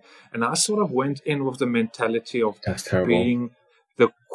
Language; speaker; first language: English; non-native, local second language; Afrikaans